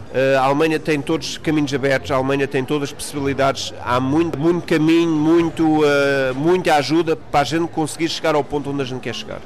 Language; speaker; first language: Portuguese; early bilingual, heritage; Portuguese